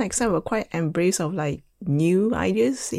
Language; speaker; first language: English; non-native, local second language; Chinese